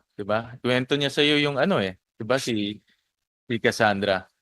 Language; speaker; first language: Filipino; native; Filipino